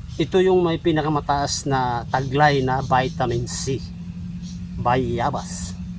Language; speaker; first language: Filipino; native; Filipino